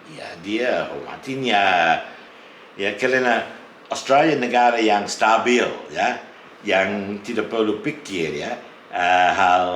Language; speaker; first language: Indonesian; non-native, fluent; English